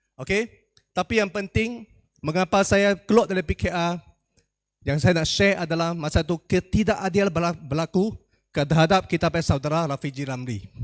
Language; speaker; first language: Malay; non-native, local second language; Chinese